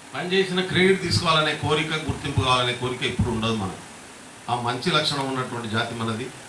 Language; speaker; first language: Telugu; non-native, local second language; Lambadi